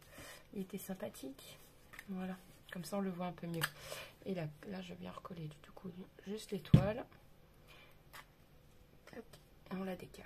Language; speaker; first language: French; native; French